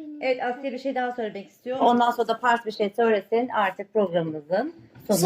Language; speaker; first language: Turkish; native; Turkish